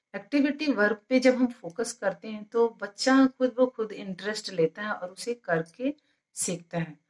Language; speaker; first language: Hindi; native; Hindi